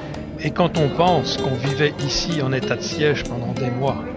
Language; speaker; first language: French; native; French